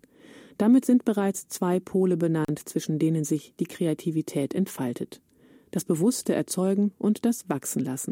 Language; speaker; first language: German; native; German